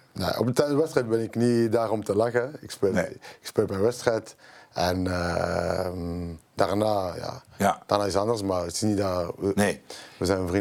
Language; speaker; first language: Dutch; non-native, local second language; French